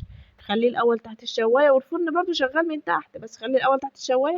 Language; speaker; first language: Arabic; native; Arabic